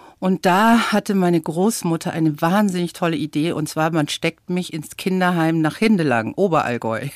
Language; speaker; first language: German; early bilingual, other home language; English